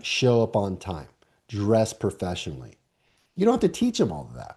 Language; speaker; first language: English; native; English